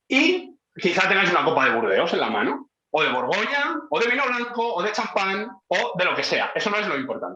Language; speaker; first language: Spanish; native; Spanish